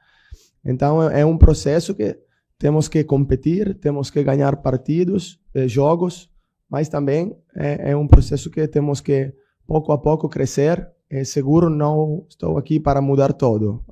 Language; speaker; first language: Portuguese; non-native, fluent; Italian